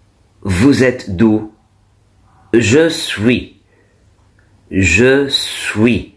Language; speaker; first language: French; non-native, fluent; Arabic